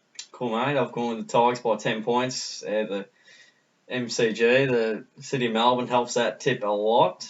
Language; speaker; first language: English; native; English